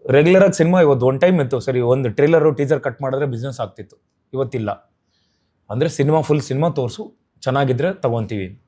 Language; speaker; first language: Kannada; native; Kannada